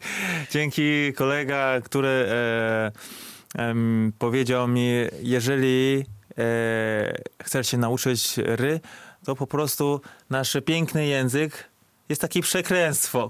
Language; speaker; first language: Polish; non-native, fluent; Chinese